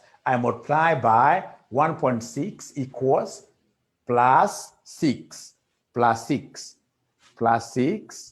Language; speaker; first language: English; non-native, local second language; Swahili